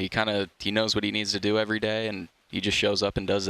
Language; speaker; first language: English; native; English